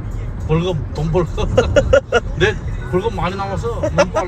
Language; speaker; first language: Korean; non-native, learner; Chinese